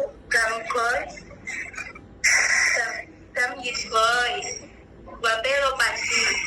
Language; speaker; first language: Cantonese; non-native, learner; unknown